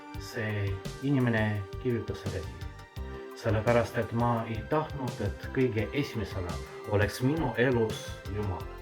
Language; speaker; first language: Estonian; non-native, fluent; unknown